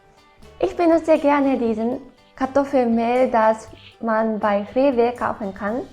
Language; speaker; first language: German; non-native, fluent; Japanese